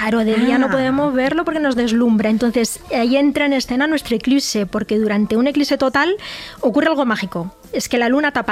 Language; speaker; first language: Spanish; native; Spanish